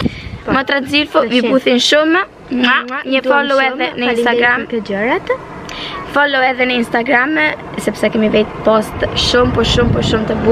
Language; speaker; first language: Albanian; early bilingual, heritage; Albanian